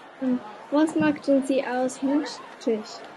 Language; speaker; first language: German; non-native, learner; English